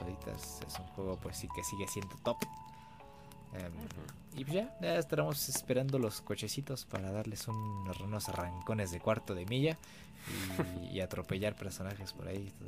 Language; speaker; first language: Spanish; native; Spanish